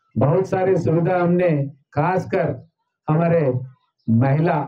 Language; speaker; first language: Hindi; non-native, local second language; Telugu